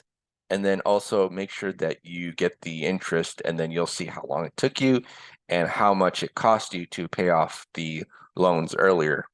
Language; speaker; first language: English; early bilingual, other home language; Korean